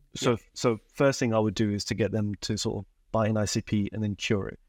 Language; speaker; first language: English; native; English